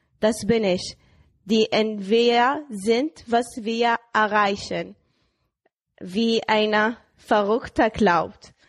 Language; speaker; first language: German; non-native, learner; Arabic